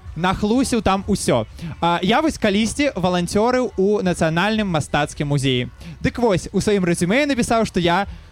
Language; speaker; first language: Belarusian; non-native, local second language; Russian